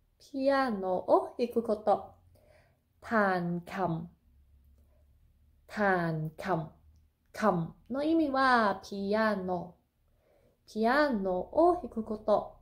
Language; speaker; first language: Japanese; non-native, fluent; Cantonese